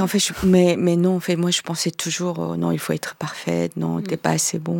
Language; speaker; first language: French; non-native, fluent; Korean